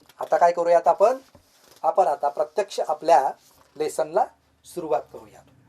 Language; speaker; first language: Marathi; native; Marathi